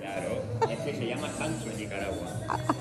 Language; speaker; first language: Spanish; non-native, local second language; Catalan